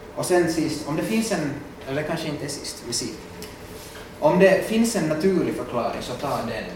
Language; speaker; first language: Swedish; native; Swedish